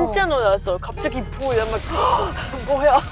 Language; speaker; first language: Korean; non-native, learner; German